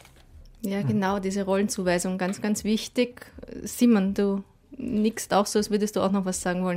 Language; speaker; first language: German; native; German